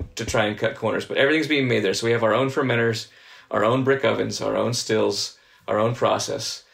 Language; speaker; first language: English; native; English